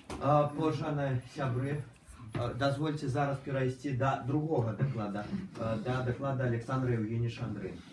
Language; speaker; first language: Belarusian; non-native, local second language; Russian